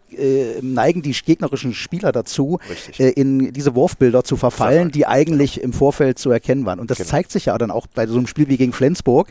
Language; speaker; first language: German; native; German